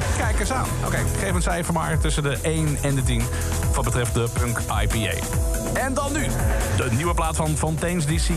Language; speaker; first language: Dutch; native; Dutch